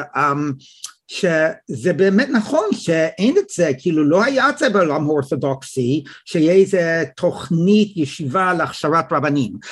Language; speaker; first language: Hebrew; non-native, fluent; English